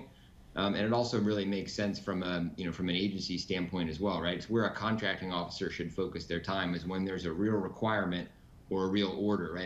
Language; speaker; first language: English; native; English